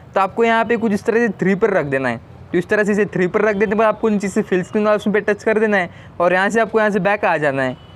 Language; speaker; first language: Hindi; non-native, local second language; Marathi